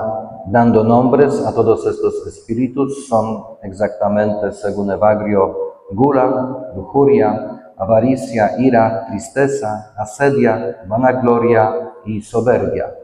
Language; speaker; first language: Spanish; non-native, fluent; Polish